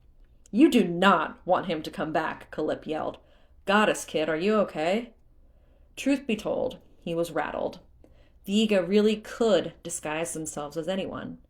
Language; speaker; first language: English; native; English